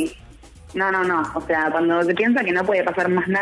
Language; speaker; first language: Spanish; native; Spanish